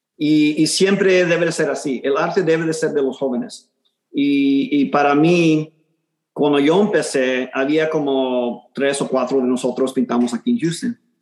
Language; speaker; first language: Spanish; early bilingual, heritage; Spanish